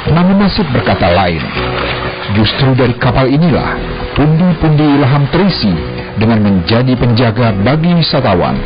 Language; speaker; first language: Indonesian; native; Indonesian